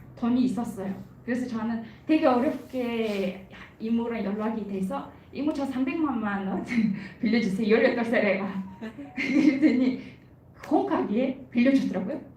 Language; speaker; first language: Korean; non-native, fluent; Mongolian